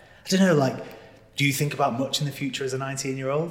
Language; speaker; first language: English; native; English